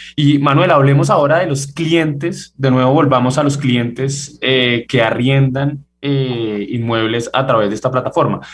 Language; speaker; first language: Spanish; native; Spanish